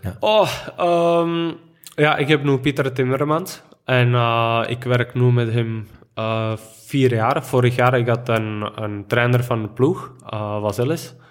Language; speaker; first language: Dutch; non-native, fluent; Czech